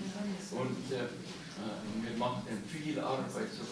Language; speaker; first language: German; non-native, learner; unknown